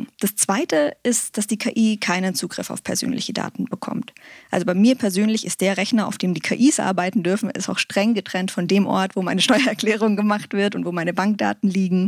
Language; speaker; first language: German; native; German